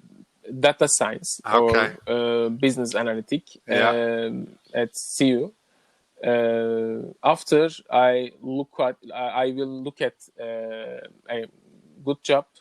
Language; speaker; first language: English; non-native, learner; Turkish